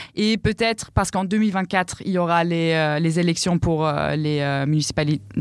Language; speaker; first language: French; non-native, fluent; German